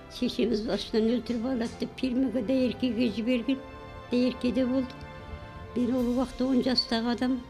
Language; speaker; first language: Kazakh; native; Kazakh